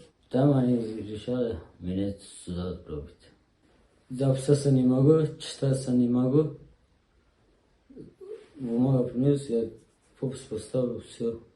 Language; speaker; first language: Russian; non-native, learner; Uzbek